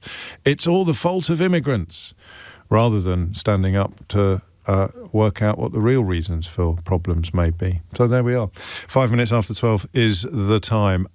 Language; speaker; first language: English; native; English